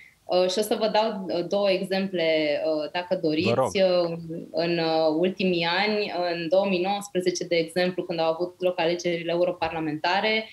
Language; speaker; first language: Romanian; native; Romanian